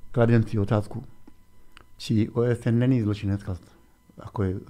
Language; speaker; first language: Slovak; non-native, fluent; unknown